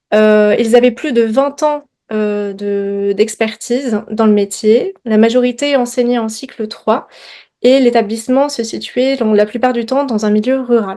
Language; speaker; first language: French; native; French